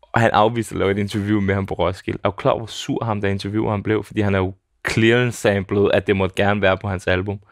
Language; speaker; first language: Danish; early bilingual, other home language; Serbian